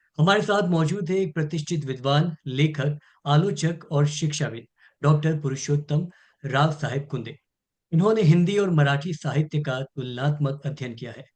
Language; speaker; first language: Hindi; native; Hindi